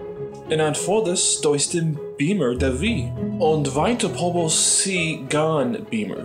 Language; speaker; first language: Welsh; non-native, learner; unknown